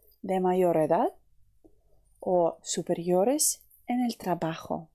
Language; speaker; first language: Spanish; non-native, fluent; Ukrainian